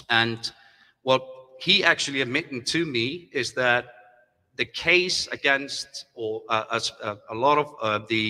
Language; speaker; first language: English; non-native, fluent; German